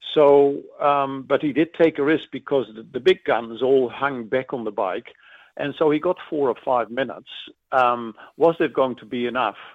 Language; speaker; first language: English; non-native, fluent; Dutch